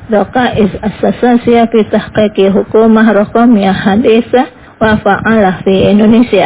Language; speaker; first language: Arabic; non-native, fluent; Indonesian